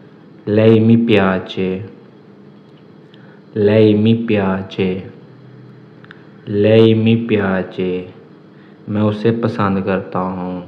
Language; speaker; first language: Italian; non-native, learner; Urdu